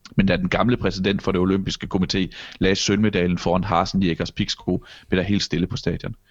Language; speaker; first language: Danish; native; Danish